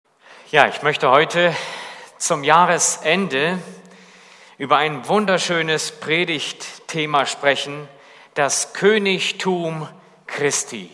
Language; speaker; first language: German; native; German